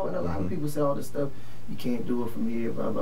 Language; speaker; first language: English; native; English